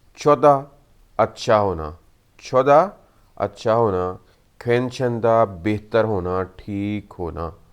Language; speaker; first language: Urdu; non-native, local second language; Punjabi